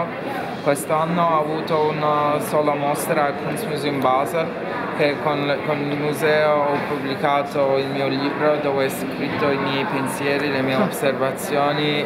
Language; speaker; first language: Italian; non-native, fluent; Turkish